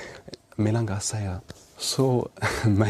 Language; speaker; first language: Icelandic; non-native, learner; English